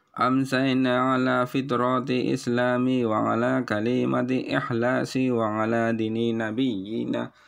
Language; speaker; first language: Arabic; non-native, learner; Indonesian